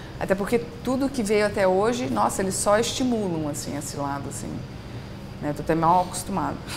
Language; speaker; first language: Portuguese; native; Portuguese